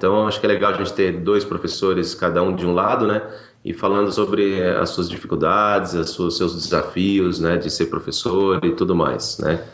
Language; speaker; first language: Portuguese; native; Portuguese